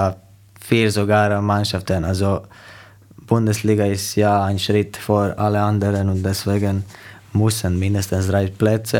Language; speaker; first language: German; non-native, fluent; Slovenian